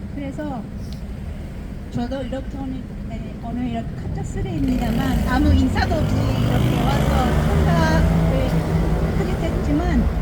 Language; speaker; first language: Korean; early bilingual, heritage; Japanese